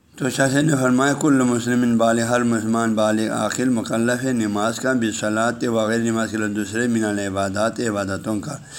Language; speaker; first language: Urdu; native; Urdu